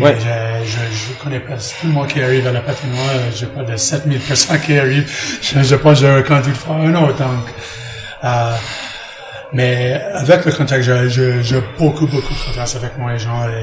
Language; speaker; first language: French; non-native, learner; English